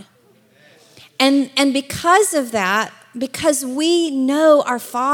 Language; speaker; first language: English; native; English